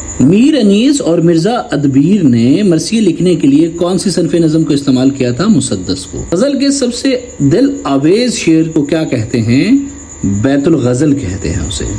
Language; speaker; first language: Urdu; non-native, local second language; Punjabi